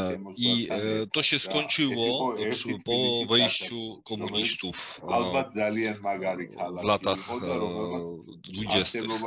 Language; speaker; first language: Polish; non-native, fluent; Georgian